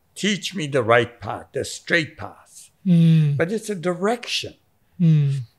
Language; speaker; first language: English; non-native, local second language; Persian